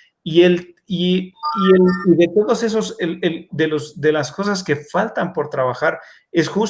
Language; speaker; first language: Spanish; native; Spanish